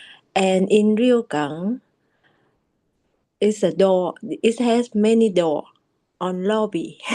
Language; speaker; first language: English; non-native, learner; Japanese